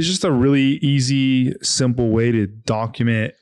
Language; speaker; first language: English; non-native, fluent; Arabic